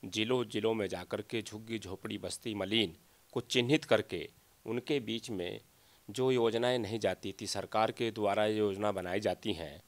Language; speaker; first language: Hindi; native; Hindi